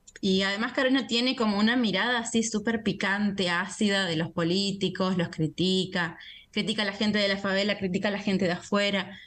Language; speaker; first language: Spanish; native; Spanish